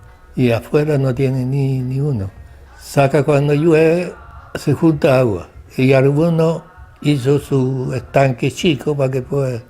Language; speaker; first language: Spanish; non-native, local second language; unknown